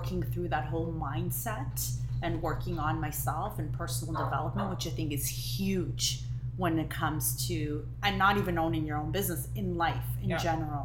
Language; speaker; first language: English; non-native, fluent; Hebrew